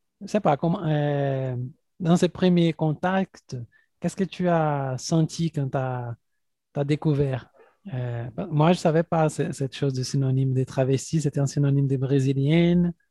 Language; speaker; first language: French; non-native, fluent; Portuguese